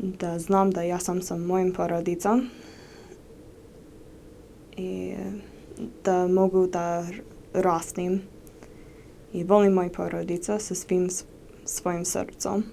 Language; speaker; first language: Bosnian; non-native, learner; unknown